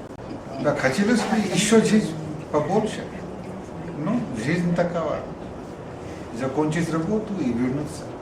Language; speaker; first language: Russian; non-native, learner; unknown